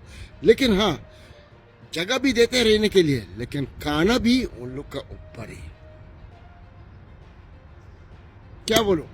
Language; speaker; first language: Hindi; non-native, fluent; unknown